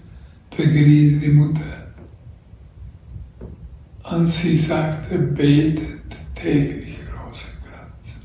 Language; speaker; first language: German; non-native, learner; Croatian